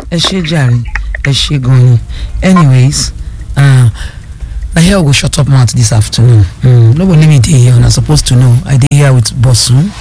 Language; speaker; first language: Nigerian Pidgin; non-native, local second language; Yoruba